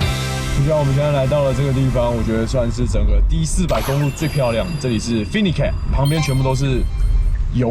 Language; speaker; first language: Chinese; native; Chinese